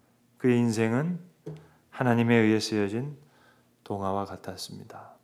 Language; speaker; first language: Korean; native; Korean